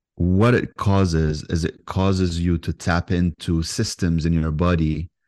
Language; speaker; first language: English; non-native, fluent; Arabic